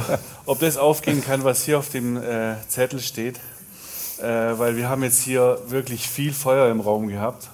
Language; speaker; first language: German; native; German